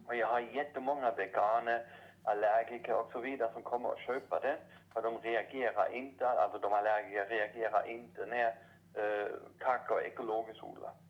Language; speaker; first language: Swedish; non-native, fluent; German